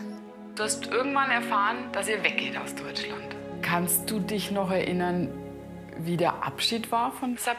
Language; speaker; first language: German; native; German